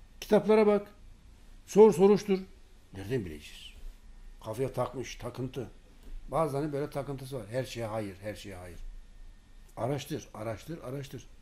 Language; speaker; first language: Turkish; native; Turkish